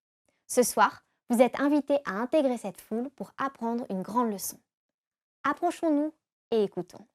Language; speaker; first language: French; native; French